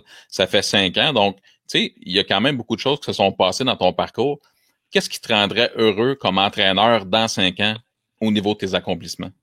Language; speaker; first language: French; native; French